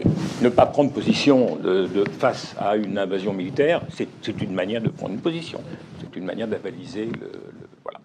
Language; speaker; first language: French; native; French